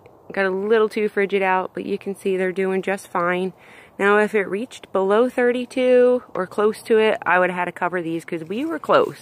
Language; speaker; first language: English; native; English